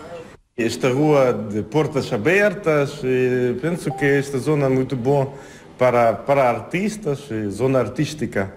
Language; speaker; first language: Portuguese; non-native, fluent; Ukrainian